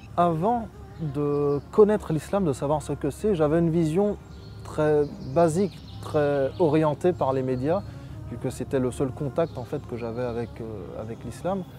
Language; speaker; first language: French; native; French